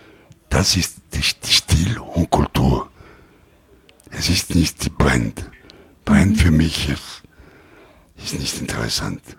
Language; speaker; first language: German; non-native, learner; Italian